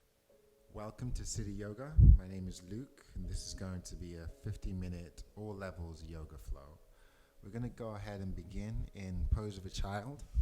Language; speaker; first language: English; native; English